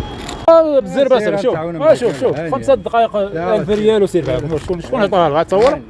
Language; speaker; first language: Arabic; native; Arabic